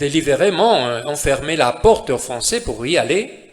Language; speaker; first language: French; non-native, fluent; Spanish